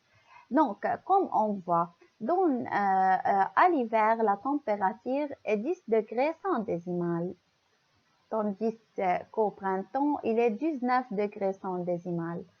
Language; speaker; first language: French; non-native, local second language; Arabic